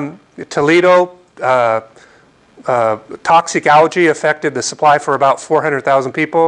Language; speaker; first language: English; native; English